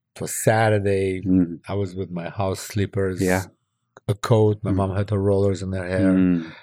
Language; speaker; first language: English; early bilingual, other home language; Russian